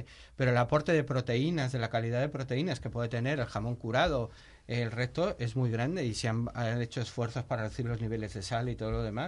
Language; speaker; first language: Spanish; native; Spanish